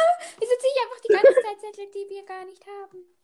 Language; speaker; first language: German; native; German